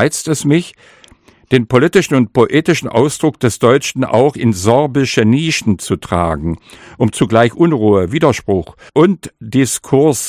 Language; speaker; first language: German; non-native, local second language; Upper Sorbian